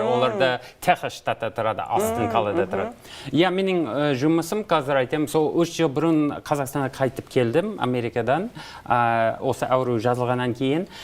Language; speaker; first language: Kazakh; non-native, learner; English